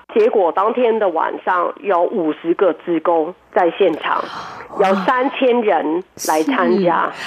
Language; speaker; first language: Chinese; non-native, local second language; Cantonese